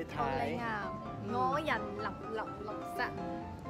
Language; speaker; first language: Cantonese; non-native, learner; Chinese